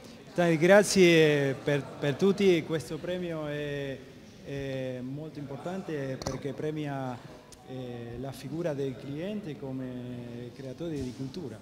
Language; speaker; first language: Italian; non-native, learner; Spanish